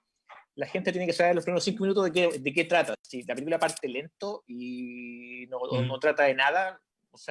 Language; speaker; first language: Spanish; native; Spanish